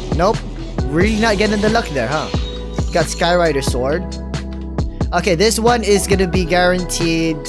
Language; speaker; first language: English; non-native, local second language; Filipino